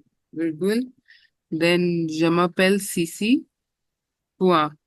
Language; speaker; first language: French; non-native, learner; Hindi